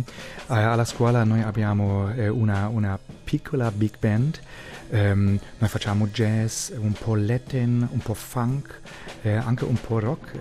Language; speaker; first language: Italian; non-native, learner; German